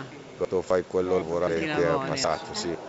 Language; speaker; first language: Italian; non-native, learner; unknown